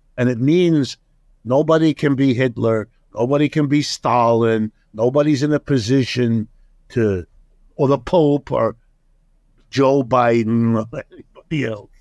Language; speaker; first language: English; early bilingual, other home language; German